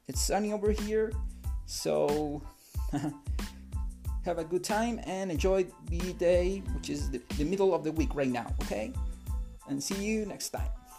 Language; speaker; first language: English; non-native, fluent; Spanish